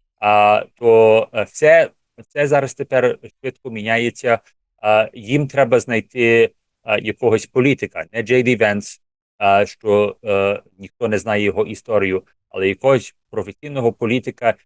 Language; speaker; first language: Ukrainian; early bilingual, heritage; English